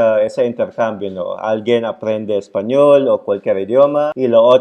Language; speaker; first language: Spanish; non-native, fluent; Filipino